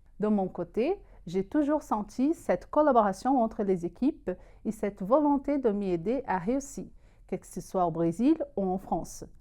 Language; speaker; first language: French; non-native, fluent; Portuguese